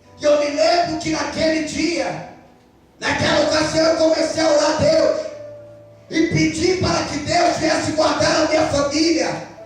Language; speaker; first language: Portuguese; non-native, fluent; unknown